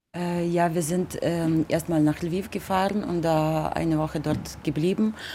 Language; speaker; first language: German; non-native, fluent; Ukrainian